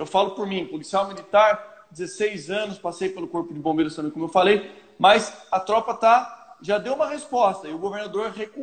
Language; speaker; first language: Portuguese; native; Portuguese